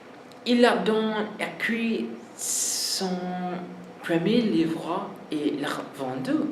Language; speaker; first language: French; non-native, learner; English